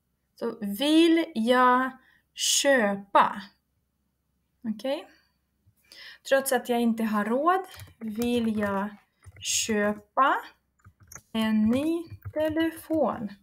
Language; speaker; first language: Swedish; non-native, fluent; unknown